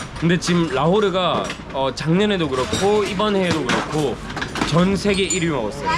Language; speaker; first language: Korean; early bilingual, other home language; Urdu